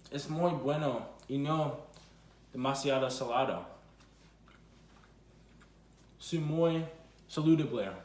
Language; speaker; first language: Spanish; non-native, learner; English